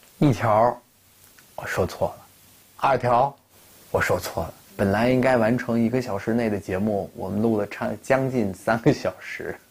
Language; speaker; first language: Chinese; non-native, fluent; Russian